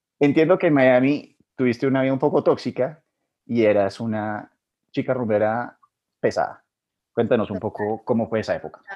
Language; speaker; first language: Spanish; native; Spanish